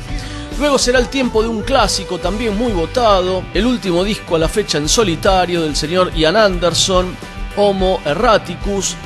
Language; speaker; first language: Spanish; native; Spanish